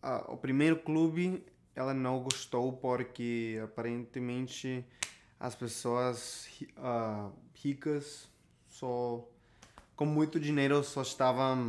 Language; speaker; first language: Portuguese; non-native, learner; Spanish